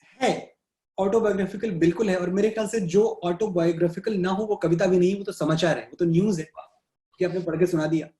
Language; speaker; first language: Hindi; native; Hindi